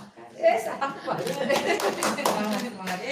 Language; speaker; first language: Indonesian; native; Indonesian